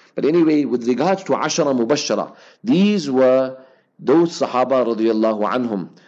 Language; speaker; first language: English; native; English